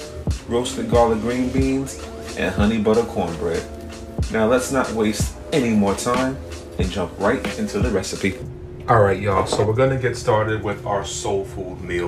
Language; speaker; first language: English; native; English